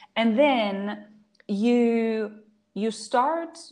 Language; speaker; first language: English; non-native, fluent; German